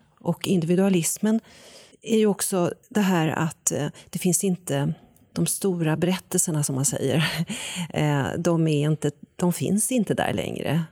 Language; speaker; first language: Swedish; native; Swedish